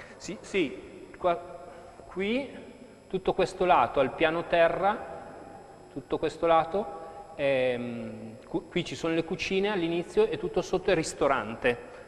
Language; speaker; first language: Italian; native; Italian